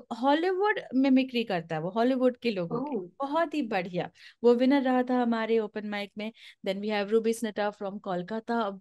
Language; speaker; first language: Hindi; non-native, local second language; Marathi